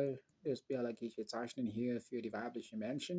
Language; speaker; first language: German; non-native, learner; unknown